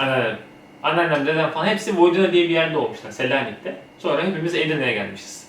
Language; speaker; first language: Turkish; native; Turkish